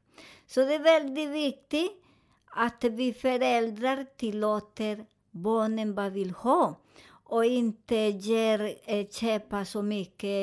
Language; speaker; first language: Swedish; non-native, learner; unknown